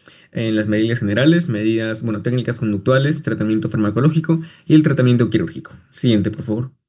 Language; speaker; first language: Spanish; native; Spanish